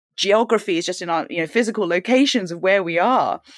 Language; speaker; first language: English; native; English